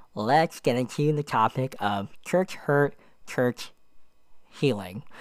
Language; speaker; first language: English; native; English